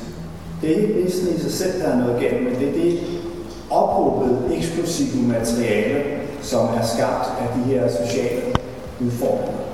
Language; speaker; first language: Danish; native; Danish